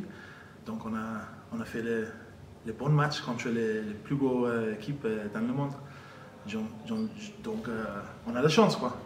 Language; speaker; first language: French; non-native, fluent; English